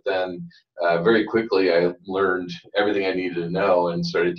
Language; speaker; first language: English; native; English